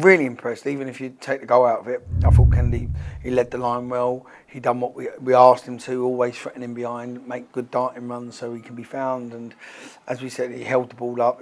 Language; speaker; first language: English; native; English